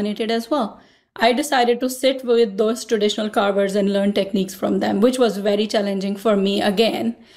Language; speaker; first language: English; non-native, local second language; Urdu